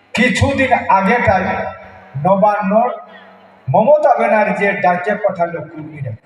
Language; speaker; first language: Bangla; non-native, local second language; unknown